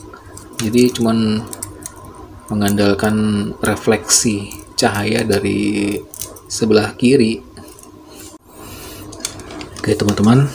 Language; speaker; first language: Indonesian; native; Indonesian